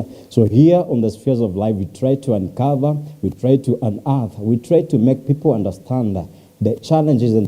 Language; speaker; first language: English; non-native, local second language; Swahili